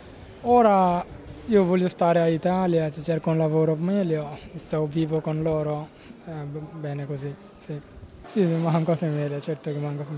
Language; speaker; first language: Italian; non-native, learner; Bangla